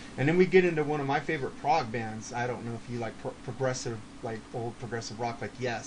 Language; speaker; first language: English; native; English